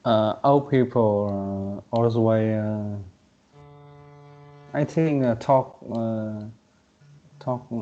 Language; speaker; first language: English; non-native, learner; Vietnamese